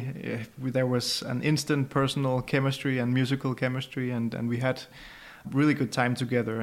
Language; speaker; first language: English; non-native, fluent; Danish